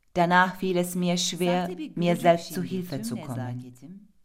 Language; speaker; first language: German; non-native, fluent; Turkish